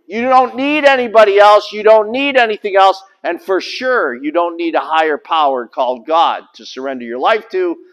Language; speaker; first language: English; native; English